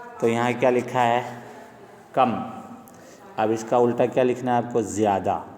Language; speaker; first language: Urdu; native; Urdu